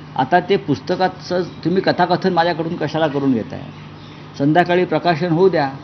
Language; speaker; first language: Marathi; native; Marathi